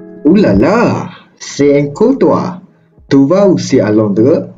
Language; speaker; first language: French; non-native, learner; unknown